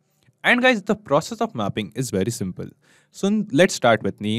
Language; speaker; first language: English; non-native, local second language; Hindi